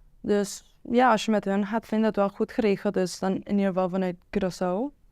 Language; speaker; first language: Dutch; non-native, local second language; Papiamento